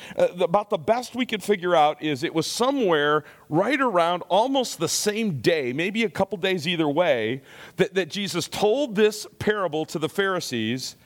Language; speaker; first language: English; native; English